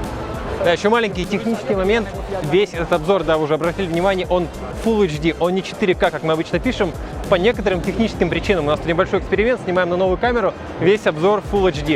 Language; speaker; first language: Russian; native; Russian